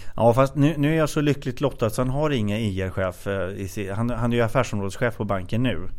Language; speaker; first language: Swedish; native; Swedish